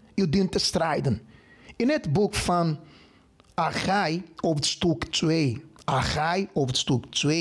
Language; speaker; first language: Dutch; non-native, fluent; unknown